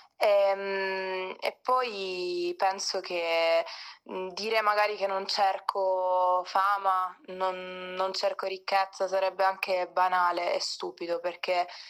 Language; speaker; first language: Italian; native; Italian